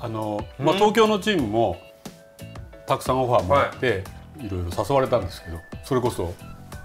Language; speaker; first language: Japanese; native; Japanese